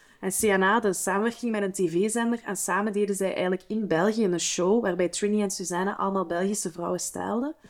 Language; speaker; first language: Dutch; native; Dutch